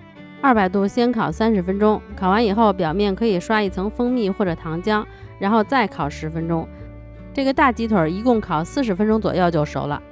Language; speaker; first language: Chinese; native; Chinese